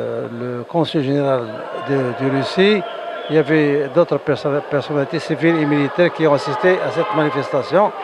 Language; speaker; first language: French; non-native, local second language; Arabic